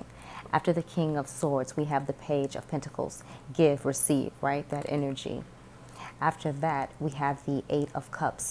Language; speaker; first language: English; native; English